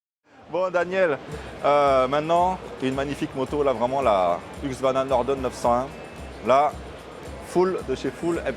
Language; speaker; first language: French; native; French